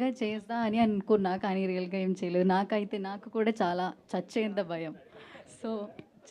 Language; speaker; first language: Telugu; non-native, learner; Malayalam